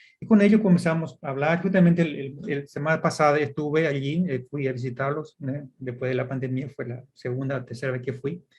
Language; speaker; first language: Spanish; early bilingual, heritage; Portuguese